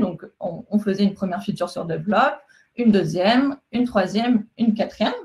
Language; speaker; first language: French; non-native, fluent; Spanish